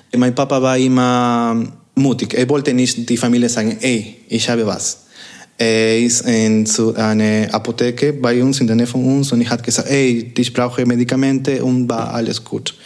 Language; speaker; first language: German; non-native, fluent; Spanish